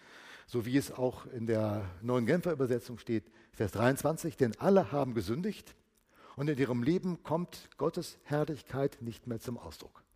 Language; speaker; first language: German; native; German